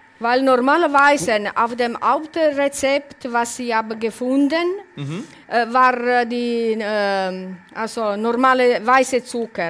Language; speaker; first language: German; non-native, learner; Italian